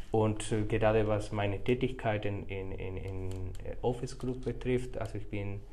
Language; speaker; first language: German; non-native, fluent; Spanish